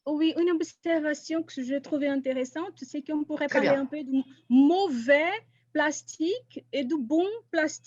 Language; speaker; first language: French; non-native, fluent; Portuguese